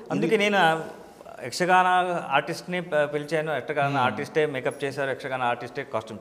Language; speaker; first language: Telugu; non-native, learner; Kannada